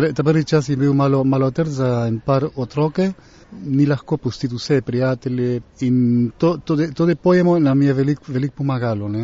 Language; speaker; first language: Slovenian; early bilingual, heritage; Slovenian